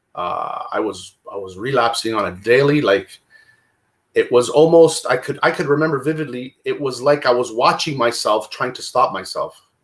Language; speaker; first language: English; non-native, fluent; Italian